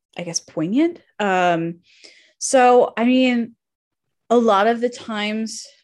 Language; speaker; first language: English; native; English